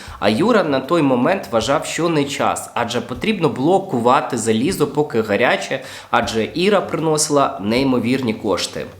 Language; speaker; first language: Ukrainian; non-native, local second language; Russian